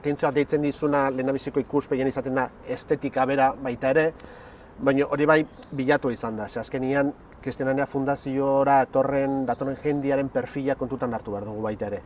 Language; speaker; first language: Basque; native; Basque